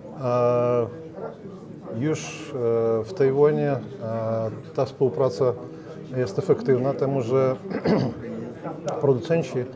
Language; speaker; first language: Polish; non-native, learner; Ukrainian